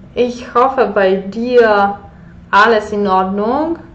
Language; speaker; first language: German; non-native, fluent; Polish